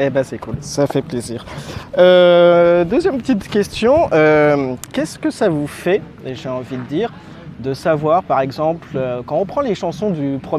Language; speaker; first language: French; native; French